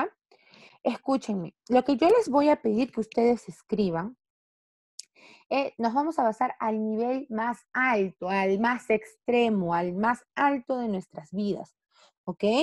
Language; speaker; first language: Spanish; native; Spanish